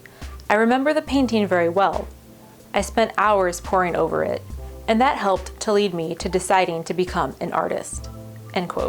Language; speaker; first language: English; native; English